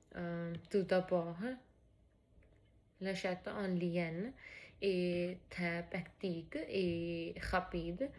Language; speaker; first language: French; non-native, learner; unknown